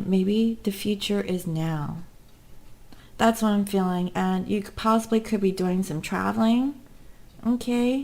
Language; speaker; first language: English; native; English